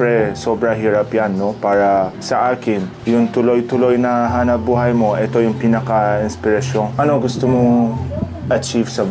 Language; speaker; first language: Filipino; non-native, learner; Arabic